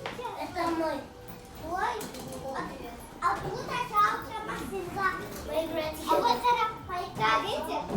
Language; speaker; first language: Russian; non-native, local second language; Kazakh